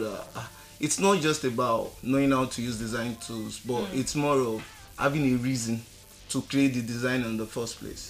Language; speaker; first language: English; non-native, local second language; Yoruba